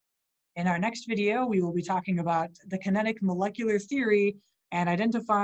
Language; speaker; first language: English; native; English